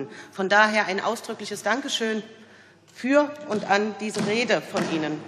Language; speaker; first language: German; native; German